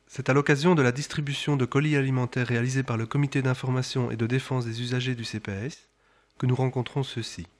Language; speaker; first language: French; native; French